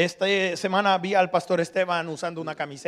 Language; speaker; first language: Spanish; early bilingual, heritage; Spanish